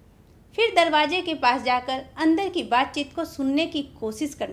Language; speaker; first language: Hindi; native; Hindi